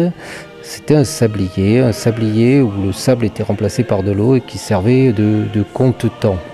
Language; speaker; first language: French; native; French